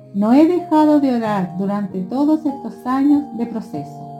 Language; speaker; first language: Spanish; native; Spanish